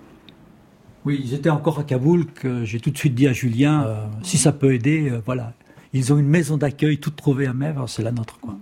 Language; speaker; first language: French; native; French